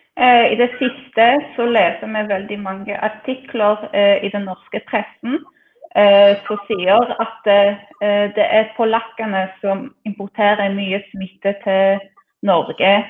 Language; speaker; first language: Norwegian; non-native, fluent; Polish